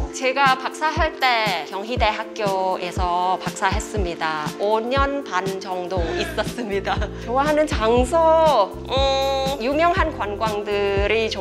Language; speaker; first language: Korean; non-native, fluent; Thai